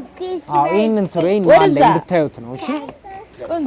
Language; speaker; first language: Amharic; native; Amharic